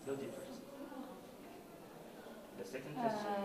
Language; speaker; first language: English; non-native, learner; Korean